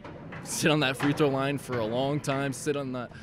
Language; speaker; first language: English; native; English